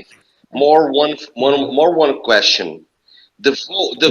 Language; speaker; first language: English; non-native, learner; Portuguese